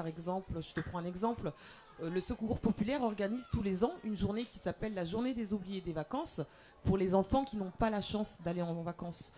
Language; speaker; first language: French; native; French